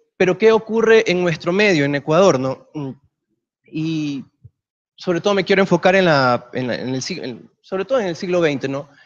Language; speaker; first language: Spanish; native; Spanish